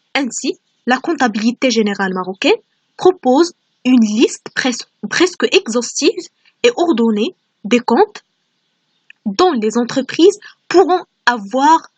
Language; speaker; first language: French; non-native, local second language; Arabic